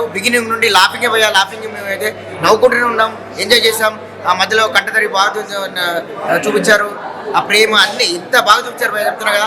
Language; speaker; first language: Telugu; native; Telugu